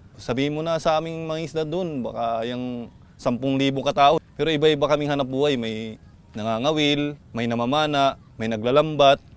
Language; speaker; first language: Filipino; native; Filipino